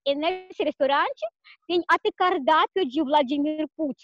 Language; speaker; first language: Portuguese; non-native, fluent; Russian